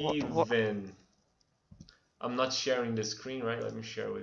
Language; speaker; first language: English; non-native, fluent; Portuguese